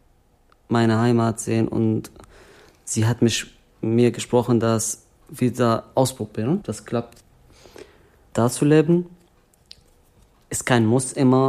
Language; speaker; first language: German; non-native, fluent; Arabic